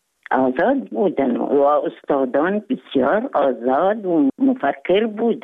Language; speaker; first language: Persian; non-native, learner; Arabic